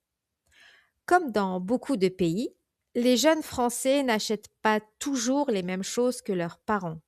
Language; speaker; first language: French; native; French